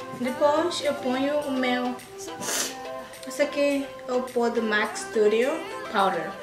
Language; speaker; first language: Portuguese; early bilingual, heritage; English